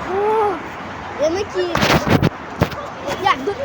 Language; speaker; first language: Turkish; early bilingual, heritage; Turkish